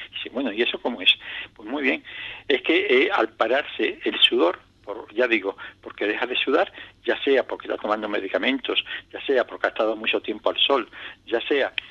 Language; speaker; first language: Spanish; native; Spanish